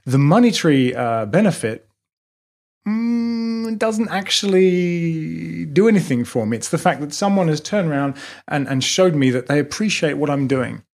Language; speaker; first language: English; native; English